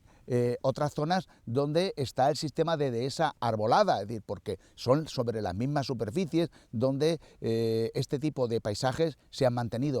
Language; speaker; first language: Spanish; native; Spanish